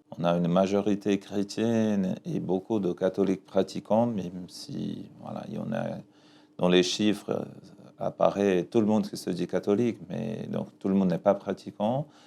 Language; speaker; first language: French; non-native, fluent; Portuguese